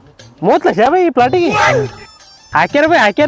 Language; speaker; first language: Kannada; native; Kannada